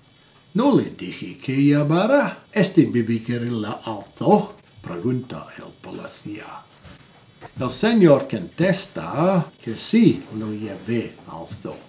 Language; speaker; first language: Spanish; non-native, learner; English